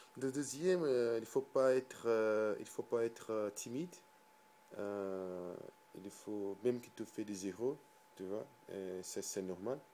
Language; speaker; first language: French; non-native, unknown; Portuguese